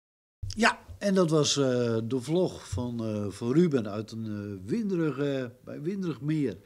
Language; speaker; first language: Dutch; native; Dutch